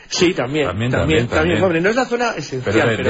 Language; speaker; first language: Spanish; native; Spanish